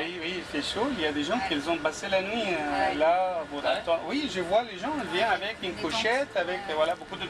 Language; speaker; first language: French; non-native, fluent; Arabic